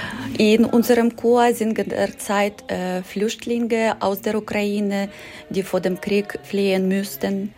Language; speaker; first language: German; non-native, learner; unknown